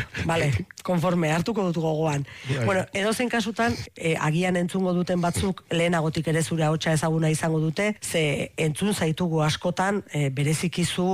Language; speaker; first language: Basque; native; Basque